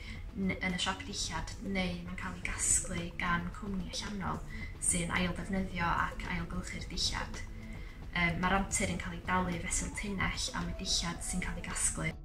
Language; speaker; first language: Welsh; native; Welsh